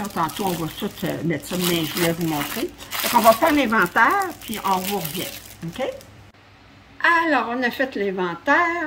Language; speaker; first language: French; native; French